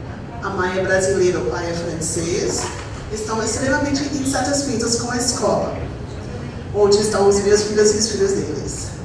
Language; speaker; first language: Portuguese; non-native, fluent; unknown